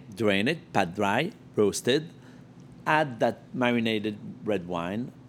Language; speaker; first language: English; non-native, fluent; French